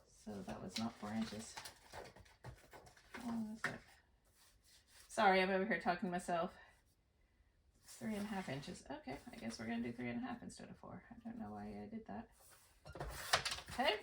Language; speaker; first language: English; native; English